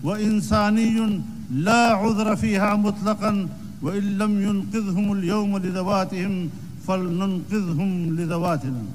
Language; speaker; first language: Arabic; non-native, fluent; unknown